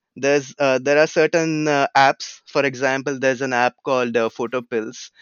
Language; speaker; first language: English; non-native, local second language; Marathi